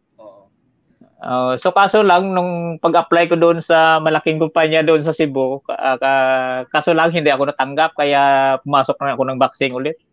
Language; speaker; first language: Filipino; non-native, local second language; Hiligaynon